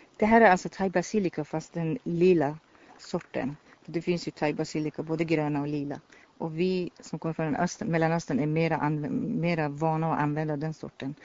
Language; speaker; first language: Swedish; non-native, fluent; Persian